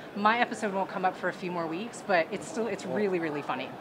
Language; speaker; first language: English; native; English